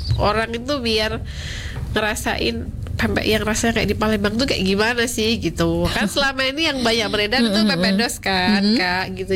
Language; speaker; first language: Indonesian; non-native, local second language; Javanese